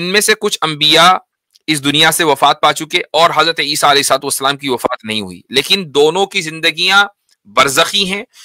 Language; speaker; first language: Hindi; native; Hindi